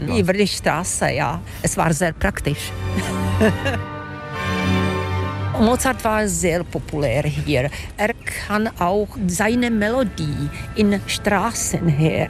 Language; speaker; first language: German; non-native, fluent; Czech